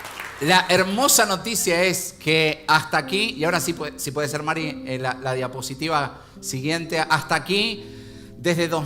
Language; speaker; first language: Spanish; native; Spanish